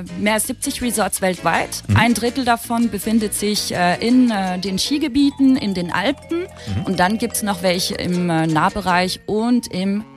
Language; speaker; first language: German; non-native, local second language; French